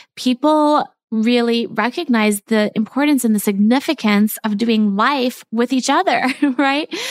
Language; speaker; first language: English; native; English